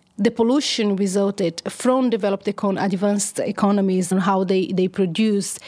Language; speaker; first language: English; non-native, fluent; Portuguese